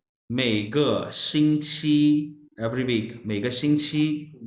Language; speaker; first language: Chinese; non-native, fluent; Urdu